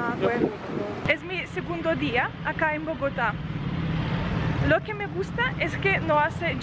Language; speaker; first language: Spanish; non-native, fluent; Russian